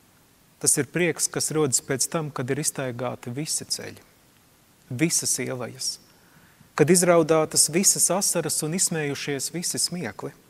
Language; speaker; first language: Latvian; native; Latvian